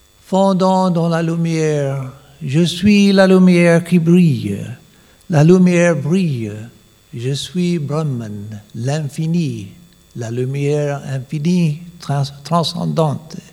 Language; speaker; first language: French; non-native, fluent; English